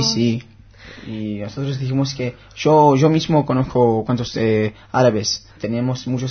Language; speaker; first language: Spanish; non-native, learner; Hebrew